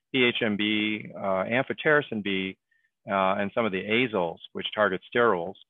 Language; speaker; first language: English; native; English